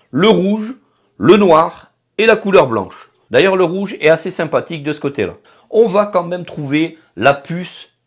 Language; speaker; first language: French; native; French